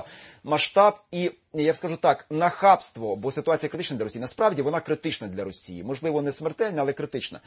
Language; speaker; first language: Ukrainian; native; Ukrainian